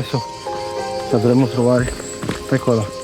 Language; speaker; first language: Italian; native; Italian